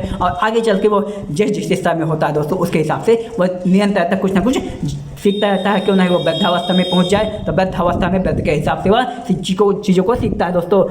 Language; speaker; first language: Hindi; native; Hindi